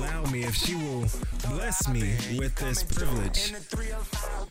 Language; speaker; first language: English; native; English